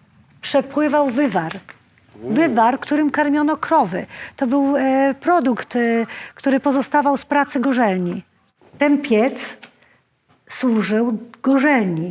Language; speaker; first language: Polish; native; Polish